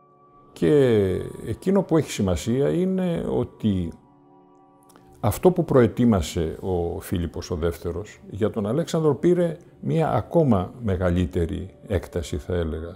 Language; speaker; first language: Greek; native; Greek